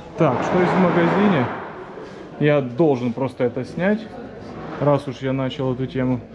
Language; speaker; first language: Russian; native; Russian